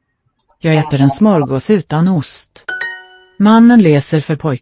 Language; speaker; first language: Swedish; non-native, learner; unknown